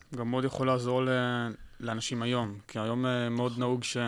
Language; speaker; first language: Hebrew; native; Hebrew